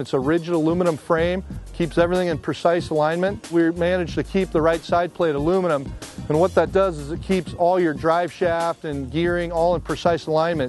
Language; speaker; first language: English; native; English